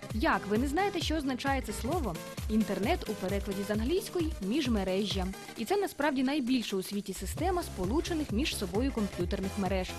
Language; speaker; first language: Ukrainian; native; Ukrainian